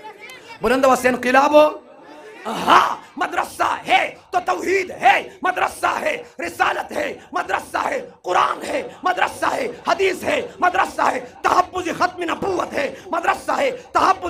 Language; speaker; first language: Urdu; non-native, local second language; Pashto